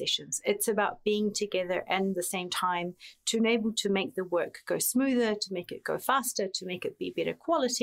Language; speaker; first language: English; native; English